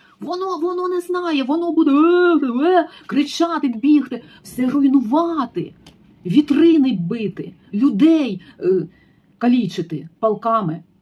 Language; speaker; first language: Ukrainian; native; Ukrainian